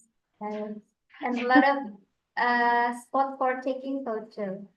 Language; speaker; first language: English; non-native, fluent; Indonesian